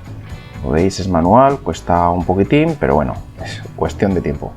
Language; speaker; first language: Spanish; native; Spanish